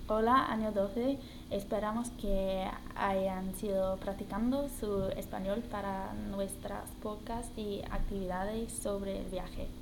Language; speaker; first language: Spanish; non-native, learner; English